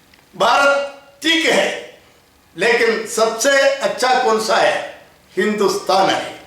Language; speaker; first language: Hindi; non-native, local second language; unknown